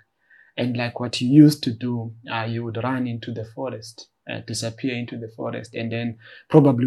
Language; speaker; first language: English; non-native, local second language; Xhosa